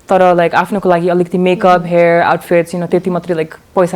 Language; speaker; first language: Nepali; early bilingual, heritage; English